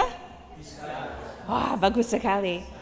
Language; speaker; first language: Indonesian; non-native, learner; English